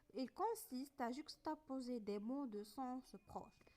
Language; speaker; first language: French; non-native, local second language; Arabic